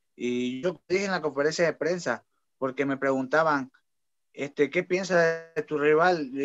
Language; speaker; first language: Spanish; native; Spanish